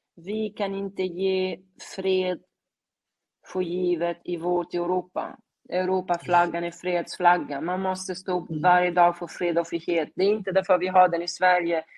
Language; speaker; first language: Swedish; non-native, fluent; Italian